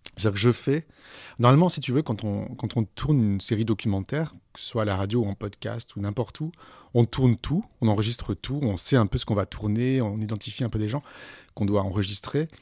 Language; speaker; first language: French; native; French